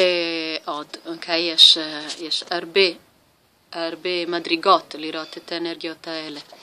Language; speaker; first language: Hebrew; non-native, learner; Italian